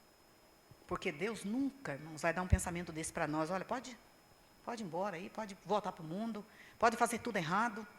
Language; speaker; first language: Portuguese; native; Portuguese